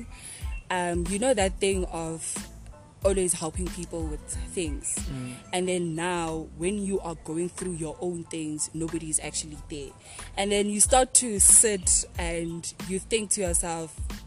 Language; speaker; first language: English; non-native, local second language; Xhosa